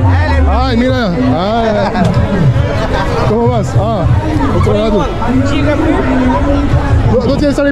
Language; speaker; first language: Spanish; non-native, learner; French